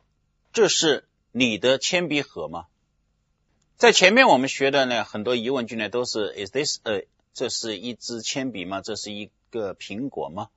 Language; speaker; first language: Chinese; native; Chinese